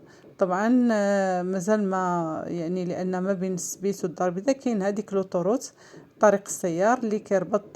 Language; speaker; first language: Arabic; native; Arabic